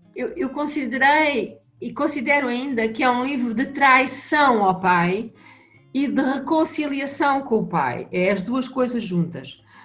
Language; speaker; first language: Portuguese; native; Portuguese